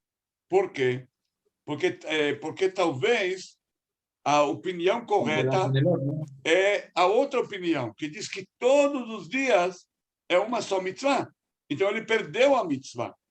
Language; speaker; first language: Portuguese; non-native, fluent; Spanish